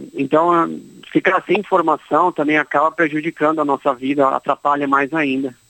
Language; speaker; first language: Portuguese; native; Portuguese